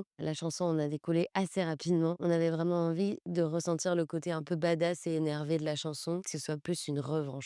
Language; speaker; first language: French; native; French